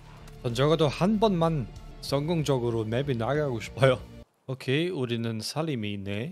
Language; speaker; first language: Korean; non-native, learner; German